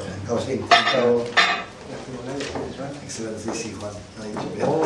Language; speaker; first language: Chinese; non-native, learner; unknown